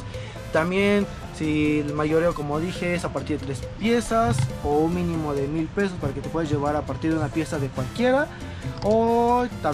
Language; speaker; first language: Spanish; native; Spanish